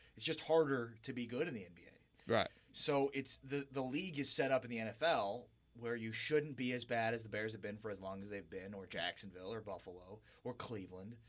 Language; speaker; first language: English; native; English